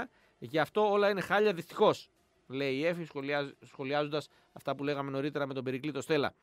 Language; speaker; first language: Greek; native; Greek